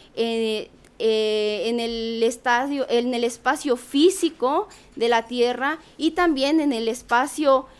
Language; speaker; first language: Spanish; non-native, local second language; Tzeltal